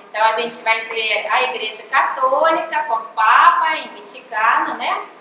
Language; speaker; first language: Portuguese; non-native, fluent; Russian